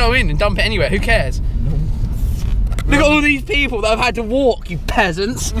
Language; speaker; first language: English; native; English